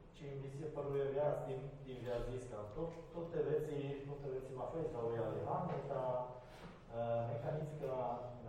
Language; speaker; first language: Slovak; native; Slovak